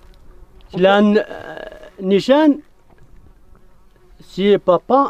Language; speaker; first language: French; non-native, learner; Central Atlas Tamazight